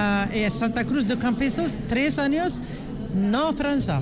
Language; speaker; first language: Spanish; non-native, learner; Arabic